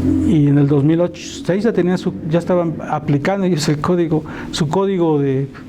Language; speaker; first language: Spanish; native; Spanish